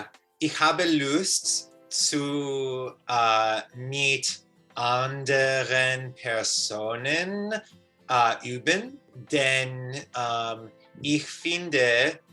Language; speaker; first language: German; non-native, learner; English